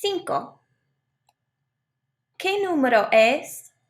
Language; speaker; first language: Spanish; non-native, fluent; English